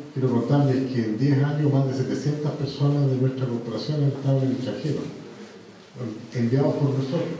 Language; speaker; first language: Spanish; native; Spanish